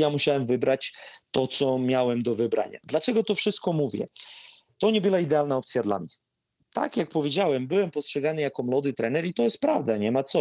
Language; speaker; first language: Polish; non-native, fluent; Serbian